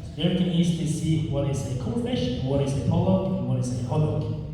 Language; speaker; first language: English; non-native, fluent; Norwegian